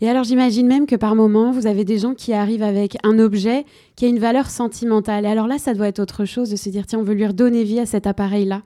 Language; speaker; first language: French; native; French